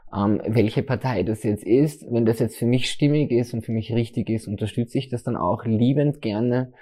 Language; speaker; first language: German; native; German